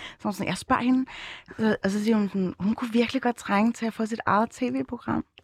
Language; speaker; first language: Danish; early bilingual, other home language; Arabic